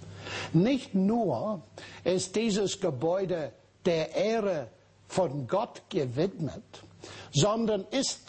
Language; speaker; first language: German; non-native, fluent; English